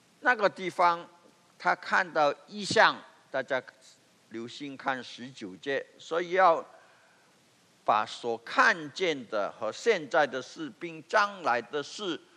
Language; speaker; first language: Chinese; non-native, local second language; Cantonese